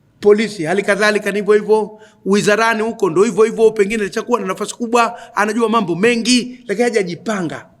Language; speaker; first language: Swahili; native; Swahili